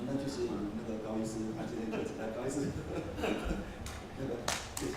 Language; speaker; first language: Chinese; native; Chinese